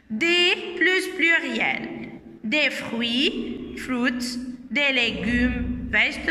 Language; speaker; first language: French; non-native, fluent; Arabic